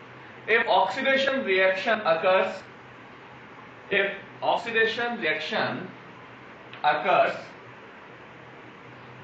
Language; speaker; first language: English; non-native, local second language; Hindi